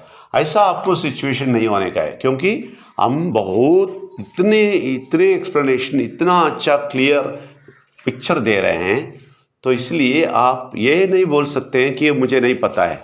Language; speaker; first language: Hindi; non-native, local second language; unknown